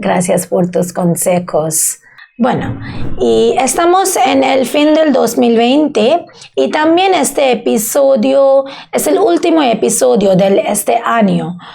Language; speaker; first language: Spanish; non-native, learner; Bangla